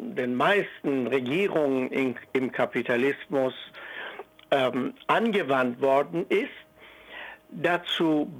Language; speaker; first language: German; non-native, fluent; Persian